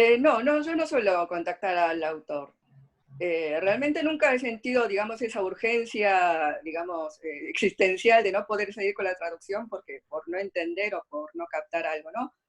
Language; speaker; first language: Spanish; early bilingual, other home language; Korean